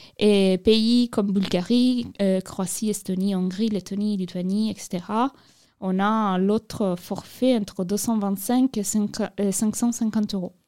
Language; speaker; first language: French; non-native, fluent; Italian